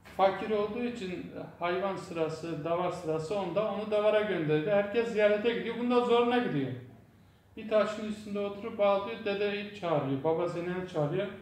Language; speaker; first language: Turkish; non-native, local second language; Zaza